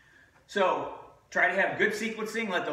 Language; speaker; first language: English; native; English